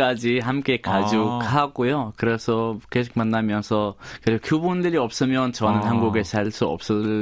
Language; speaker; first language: Korean; non-native, fluent; Arabic